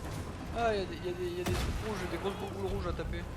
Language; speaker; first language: French; native; French